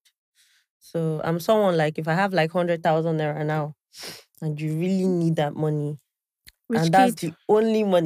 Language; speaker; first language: English; non-native, local second language; Igbo